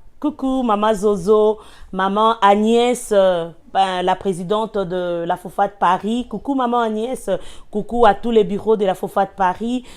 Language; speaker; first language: French; non-native, local second language; Lingala